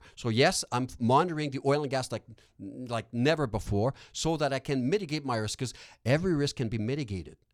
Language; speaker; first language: English; non-native, fluent; French